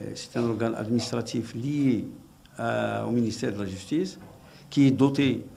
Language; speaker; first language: French; non-native, local second language; Arabic